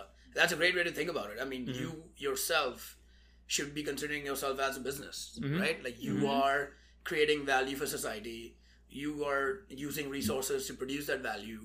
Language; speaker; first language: English; non-native, local second language; Hindi